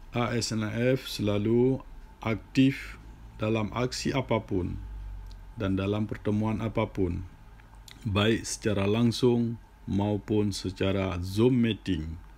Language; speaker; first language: Malay; non-native, local second language; Achinese